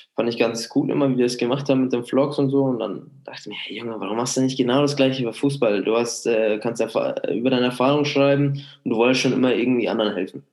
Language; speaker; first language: German; native; German